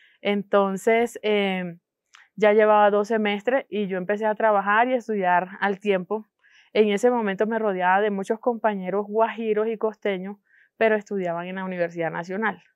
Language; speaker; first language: Spanish; non-native, local second language; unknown